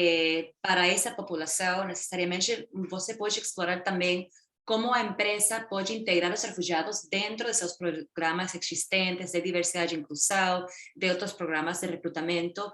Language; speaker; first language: Portuguese; non-native, fluent; Spanish